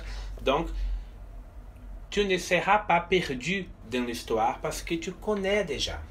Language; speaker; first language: French; non-native, fluent; Portuguese